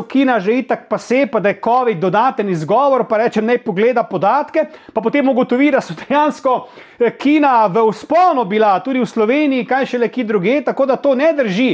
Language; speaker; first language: Slovenian; native; Slovenian